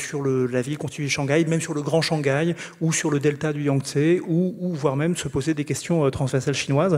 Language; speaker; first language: French; native; French